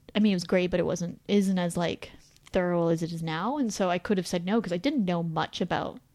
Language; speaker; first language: English; native; English